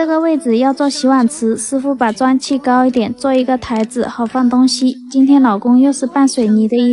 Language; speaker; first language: Chinese; native; Chinese